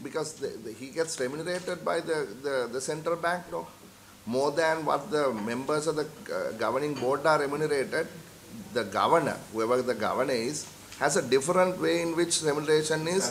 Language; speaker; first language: English; non-native, local second language; Sinhala